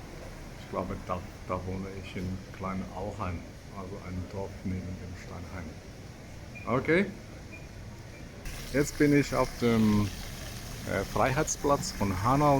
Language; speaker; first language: German; non-native, fluent; Polish